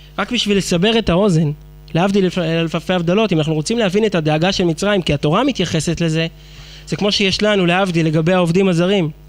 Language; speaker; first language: Hebrew; native; Hebrew